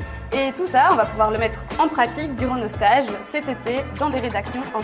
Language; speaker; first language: French; native; French